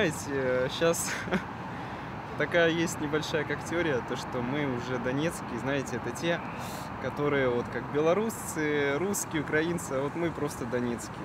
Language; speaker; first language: Russian; native; Russian